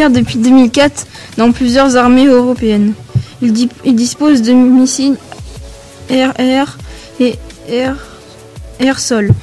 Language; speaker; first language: French; native; French